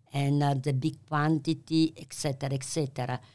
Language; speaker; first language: English; non-native, learner; Italian